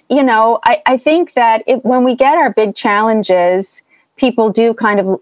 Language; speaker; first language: English; native; English